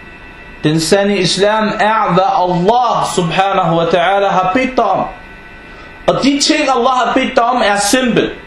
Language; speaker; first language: Danish; early bilingual, other home language; Arabic